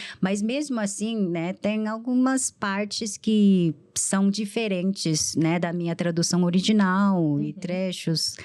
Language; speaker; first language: Portuguese; non-native, fluent; Korean